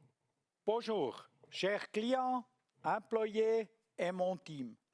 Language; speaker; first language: French; non-native, local second language; German